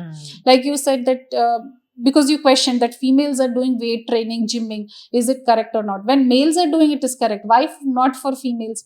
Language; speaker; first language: English; non-native, local second language; Hindi